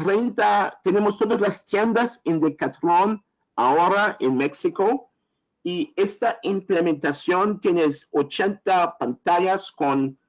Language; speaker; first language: Spanish; non-native, learner; French